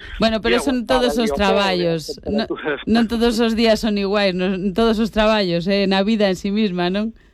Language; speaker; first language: Galician; native; Galician